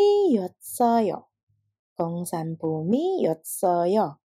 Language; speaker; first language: Korean; non-native, fluent; Indonesian